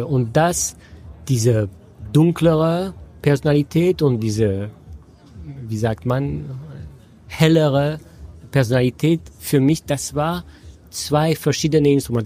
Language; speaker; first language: German; non-native, fluent; French